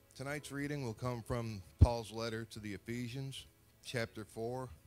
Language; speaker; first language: English; non-native, fluent; Spanish